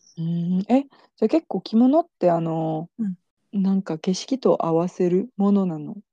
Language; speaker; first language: Japanese; non-native, fluent; French